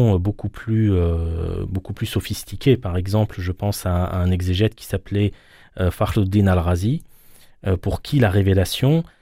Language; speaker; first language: French; native; French